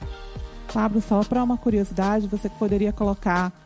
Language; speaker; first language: Portuguese; native; Portuguese